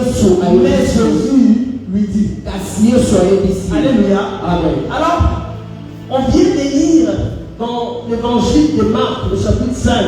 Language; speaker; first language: French; non-native, local second language; Lingala